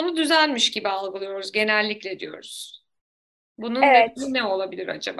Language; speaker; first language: Turkish; native; Turkish